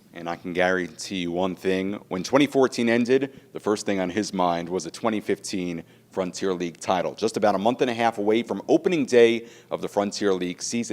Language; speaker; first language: English; native; English